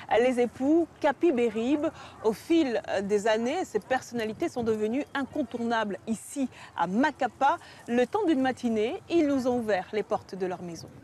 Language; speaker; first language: French; native; French